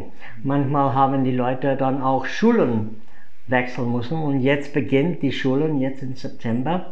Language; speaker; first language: German; non-native, fluent; English